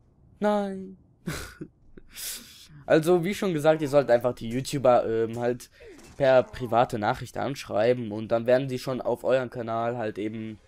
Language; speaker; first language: German; native; German